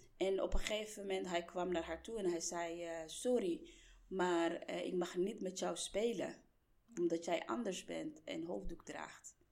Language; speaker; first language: Dutch; non-native, fluent; Somali